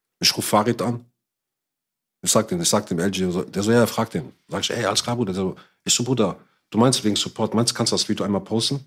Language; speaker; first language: German; early bilingual, other home language; Arabic